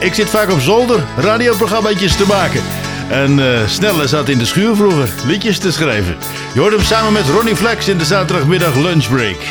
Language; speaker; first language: Dutch; native; Dutch